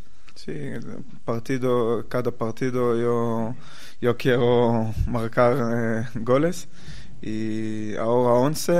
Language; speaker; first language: Spanish; non-native, learner; Hebrew